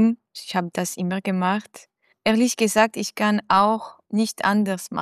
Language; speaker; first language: German; non-native, fluent; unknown